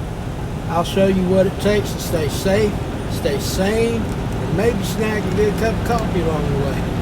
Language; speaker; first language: English; native; English